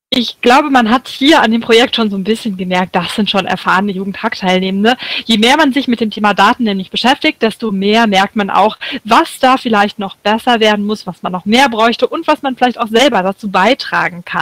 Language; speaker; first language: German; native; German